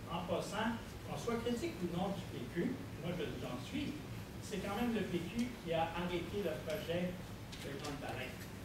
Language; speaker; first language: French; native; French